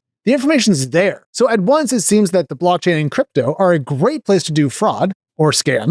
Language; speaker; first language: English; native; English